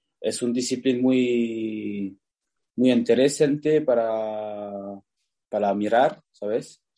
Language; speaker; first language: Spanish; non-native, learner; French